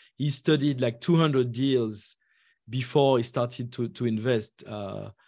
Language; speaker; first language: English; non-native, fluent; French